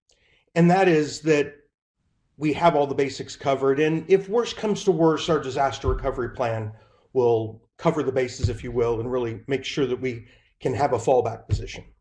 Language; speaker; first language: English; native; English